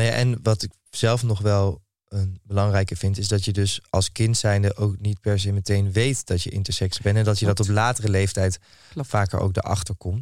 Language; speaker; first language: Dutch; native; Dutch